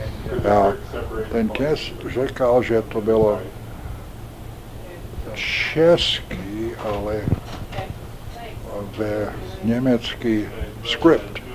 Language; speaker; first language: Czech; early bilingual, heritage; Czech